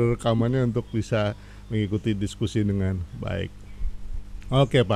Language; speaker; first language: Indonesian; native; Indonesian